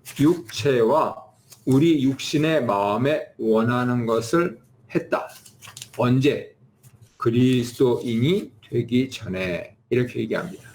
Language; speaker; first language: Korean; native; Korean